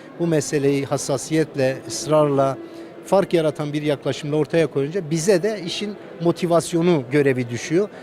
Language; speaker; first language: Turkish; native; Turkish